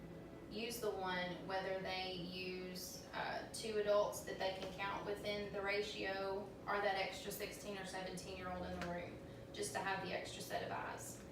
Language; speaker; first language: English; native; English